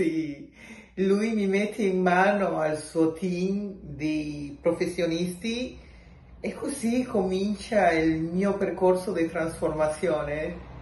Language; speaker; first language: Italian; non-native, local second language; Spanish